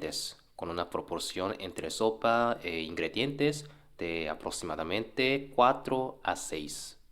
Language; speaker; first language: Spanish; non-native, fluent; Korean